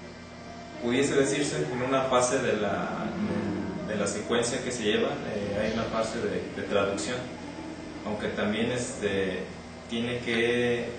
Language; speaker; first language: Spanish; native; Spanish